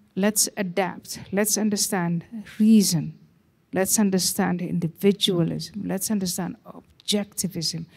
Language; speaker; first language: English; non-native, fluent; Somali